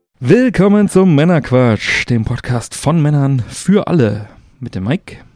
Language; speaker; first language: German; native; German